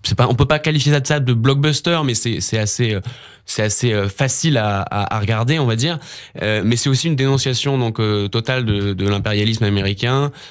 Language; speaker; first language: French; native; French